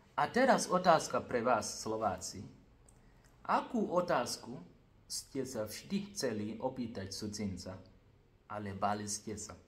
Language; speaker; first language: Slovak; non-native, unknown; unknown